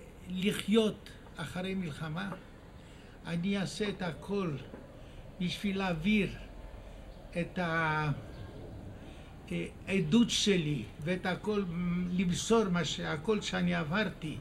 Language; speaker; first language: Hebrew; non-native, fluent; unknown